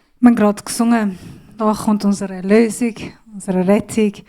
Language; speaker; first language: German; non-native, learner; Persian